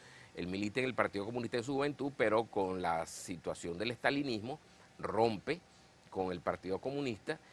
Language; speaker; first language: Spanish; native; Spanish